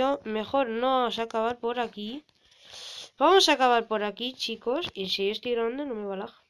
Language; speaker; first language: Spanish; native; Spanish